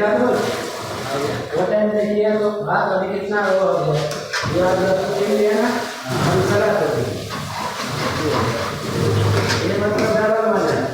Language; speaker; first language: Hindi; non-native, learner; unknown